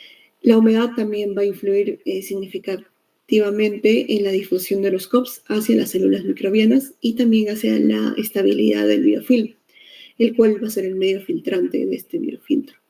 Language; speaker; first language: Spanish; native; Spanish